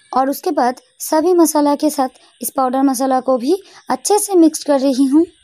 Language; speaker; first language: Hindi; non-native, local second language; Bangla